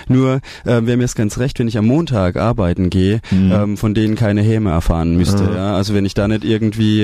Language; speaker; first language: German; native; German